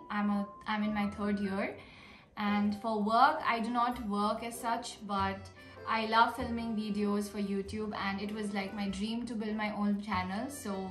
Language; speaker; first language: English; non-native, local second language; Nepali